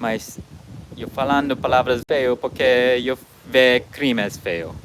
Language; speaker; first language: Portuguese; non-native, learner; English